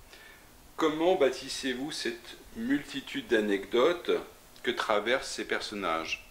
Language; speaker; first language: French; native; French